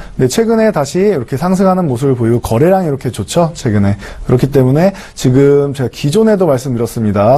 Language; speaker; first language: Korean; native; Korean